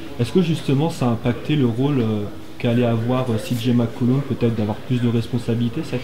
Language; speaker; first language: French; native; French